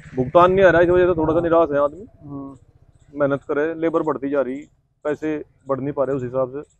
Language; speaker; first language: Hindi; native; Hindi